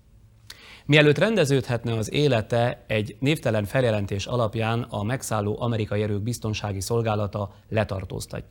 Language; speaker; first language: Hungarian; native; Hungarian